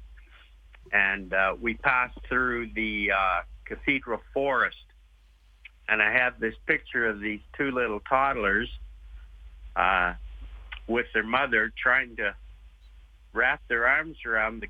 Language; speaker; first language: English; native; English